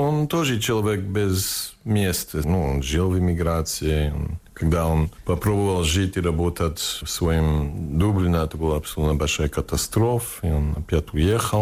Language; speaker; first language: Russian; non-native, fluent; English